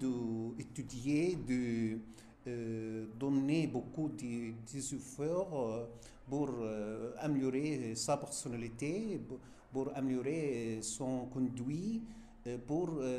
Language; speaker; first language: French; non-native, fluent; Arabic